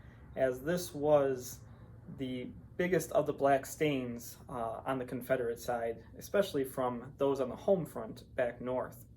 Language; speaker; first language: English; native; English